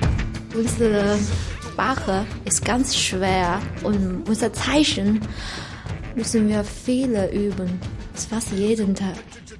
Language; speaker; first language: German; non-native, learner; Chinese